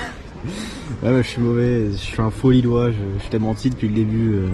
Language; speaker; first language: French; native; French